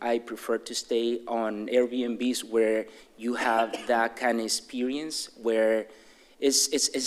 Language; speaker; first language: English; non-native, fluent; Spanish